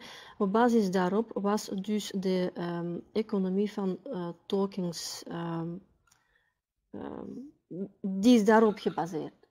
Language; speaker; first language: Dutch; non-native, fluent; Russian